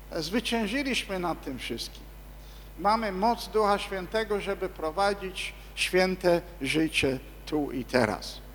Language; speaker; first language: Polish; non-native, fluent; English